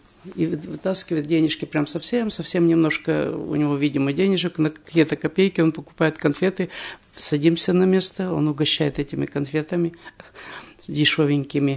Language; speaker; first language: Russian; native; Russian